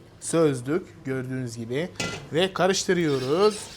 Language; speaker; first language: Turkish; non-native, fluent; Arabic